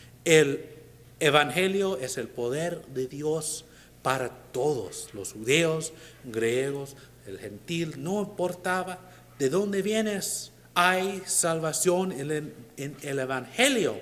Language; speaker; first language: Spanish; non-native, learner; English